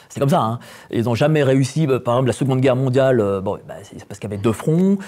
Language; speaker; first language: French; non-native, fluent; Polish